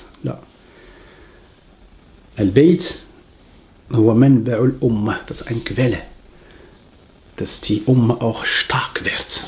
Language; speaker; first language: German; non-native, learner; Arabic